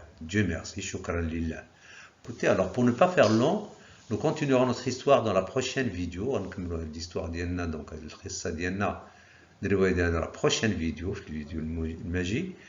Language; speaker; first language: French; non-native, local second language; Arabic